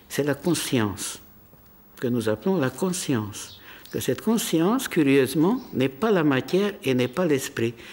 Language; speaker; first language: French; non-native, fluent; Hungarian